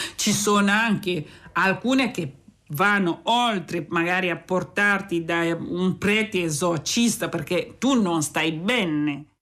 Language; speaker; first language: Italian; non-native, fluent; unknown